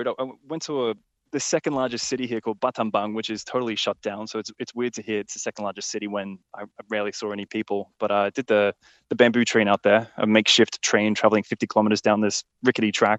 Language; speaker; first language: English; native; English